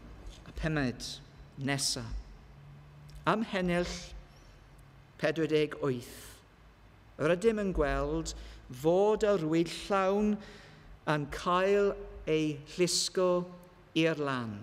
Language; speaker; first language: Welsh; non-native, learner; English